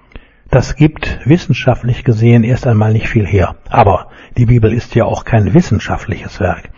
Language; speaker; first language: German; native; German